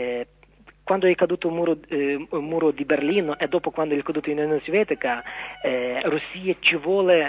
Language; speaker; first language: Italian; non-native, learner; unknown